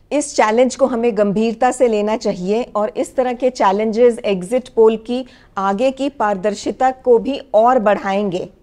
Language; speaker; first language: Hindi; native; Hindi